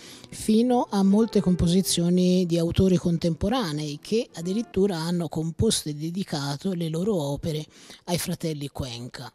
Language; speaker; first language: Italian; native; Italian